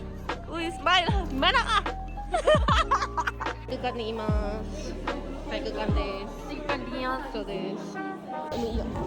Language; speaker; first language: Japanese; early bilingual, other home language; Filipino